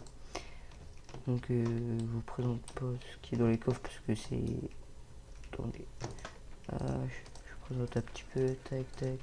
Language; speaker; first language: French; native; French